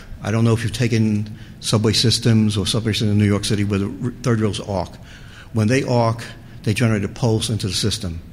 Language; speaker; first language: English; native; English